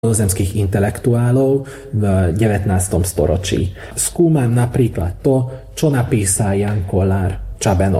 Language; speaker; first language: Slovak; early bilingual, heritage; Slovak